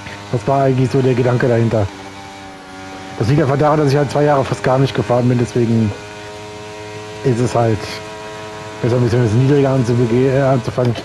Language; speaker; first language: German; native; German